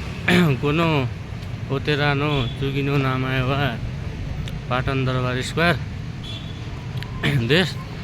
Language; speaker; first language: Japanese; non-native, learner; Nepali